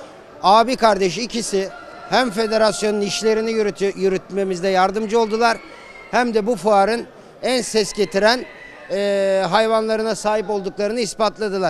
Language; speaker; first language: Turkish; native; Turkish